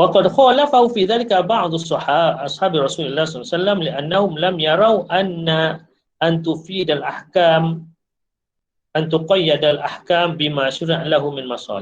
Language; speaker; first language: Arabic; non-native, fluent; Malay